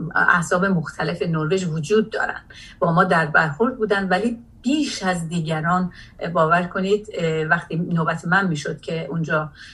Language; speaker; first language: Persian; non-native, local second language; Azerbaijani